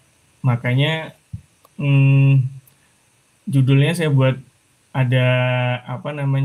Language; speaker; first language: Indonesian; native; Indonesian